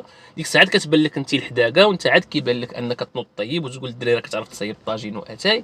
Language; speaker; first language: Arabic; native; Arabic